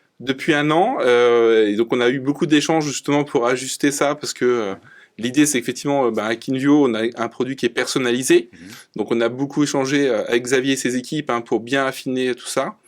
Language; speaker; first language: French; native; French